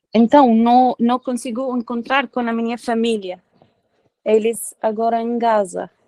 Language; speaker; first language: Portuguese; non-native, learner; Arabic